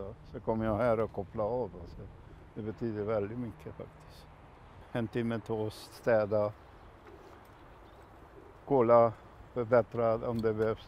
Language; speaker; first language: Swedish; non-native, fluent; Macedonian